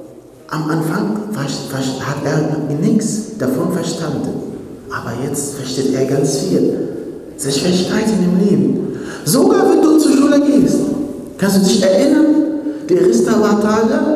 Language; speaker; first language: German; non-native, fluent; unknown